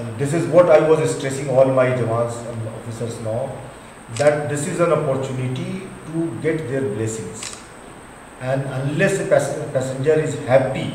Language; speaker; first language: Hindi; native; Hindi